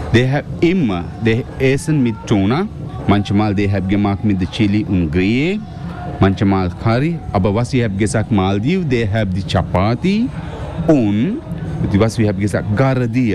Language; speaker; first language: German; non-native, learner; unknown